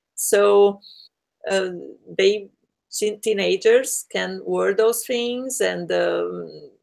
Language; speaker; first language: English; non-native, fluent; Portuguese